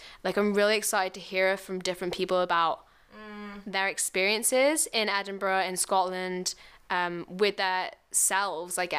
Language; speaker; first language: English; native; English